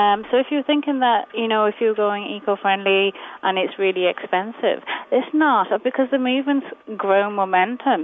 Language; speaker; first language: English; native; English